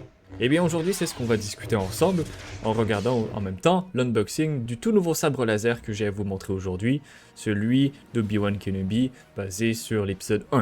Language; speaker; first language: French; native; French